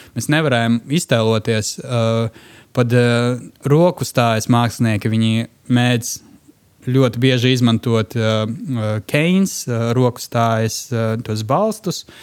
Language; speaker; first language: Latvian; non-native, local second language; Russian